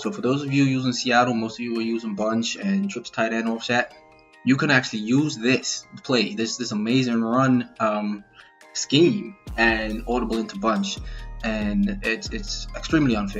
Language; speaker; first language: English; native; English